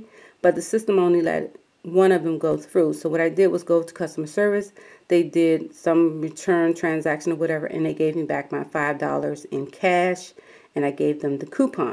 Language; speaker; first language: English; native; English